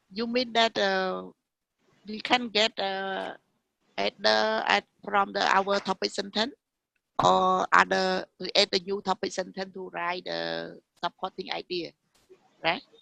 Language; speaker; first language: English; non-native, learner; Vietnamese